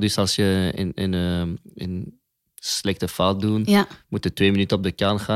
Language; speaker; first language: Dutch; non-native, local second language; French